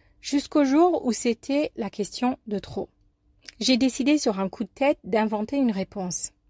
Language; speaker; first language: French; non-native, fluent; English